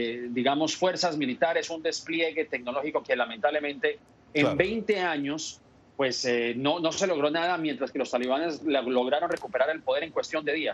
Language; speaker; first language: Spanish; native; Spanish